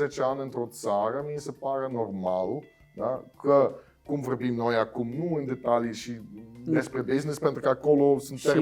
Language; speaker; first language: Romanian; non-native, fluent; Dutch